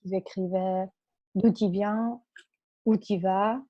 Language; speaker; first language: French; non-native, fluent; Spanish